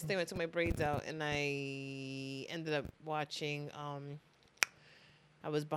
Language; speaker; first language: English; native; English